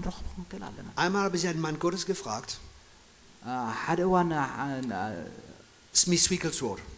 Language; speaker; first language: German; non-native, fluent; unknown